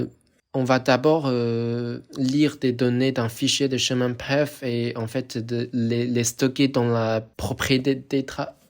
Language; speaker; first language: French; non-native, fluent; Chinese